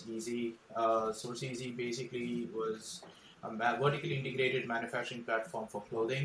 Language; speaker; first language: English; non-native, local second language; Hindi